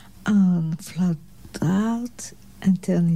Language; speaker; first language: English; non-native, learner; French